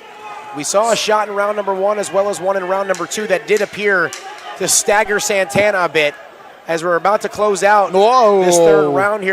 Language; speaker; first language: English; native; English